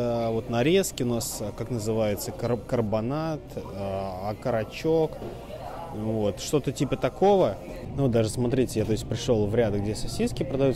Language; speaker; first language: Russian; native; Russian